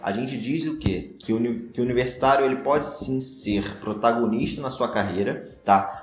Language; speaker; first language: Portuguese; native; Portuguese